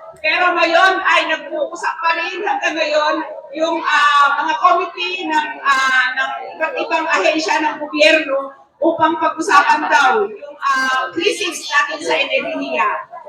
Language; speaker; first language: Filipino; native; Filipino